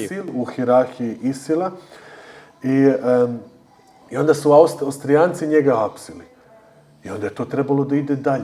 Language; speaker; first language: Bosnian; early bilingual, heritage; Bosnian